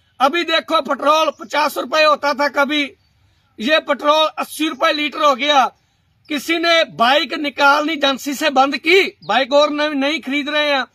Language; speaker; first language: Hindi; non-native, local second language; Punjabi